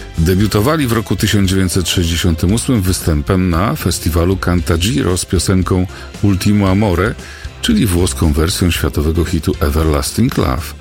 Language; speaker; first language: Polish; native; Polish